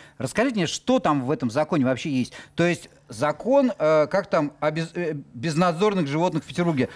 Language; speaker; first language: Russian; native; Russian